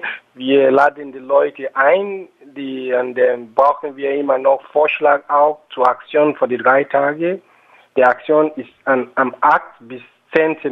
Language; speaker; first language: German; non-native, fluent; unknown